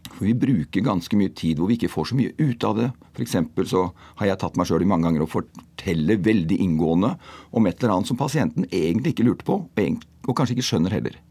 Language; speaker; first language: Norwegian; native; Norwegian